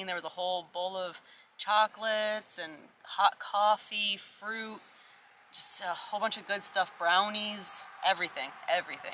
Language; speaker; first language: English; native; English